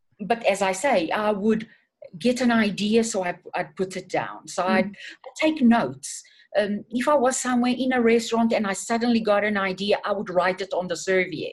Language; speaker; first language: English; non-native, fluent; Portuguese